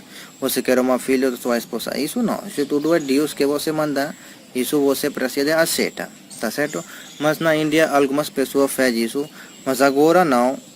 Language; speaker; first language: Portuguese; non-native, learner; Hindi